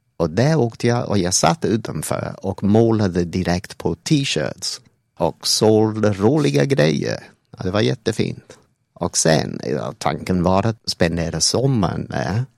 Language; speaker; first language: Swedish; non-native, fluent; English